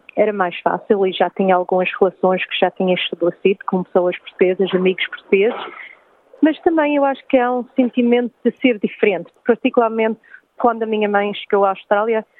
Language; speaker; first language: Portuguese; early bilingual, heritage; English